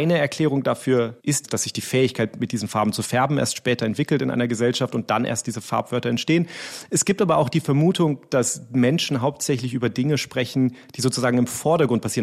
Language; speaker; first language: German; native; German